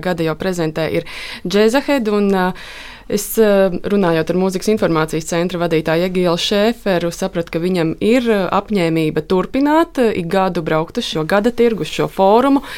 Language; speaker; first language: Latvian; native; Latvian